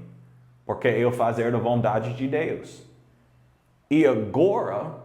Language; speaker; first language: Portuguese; non-native, learner; English